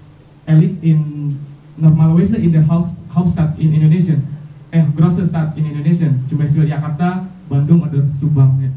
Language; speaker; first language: German; non-native, learner; Indonesian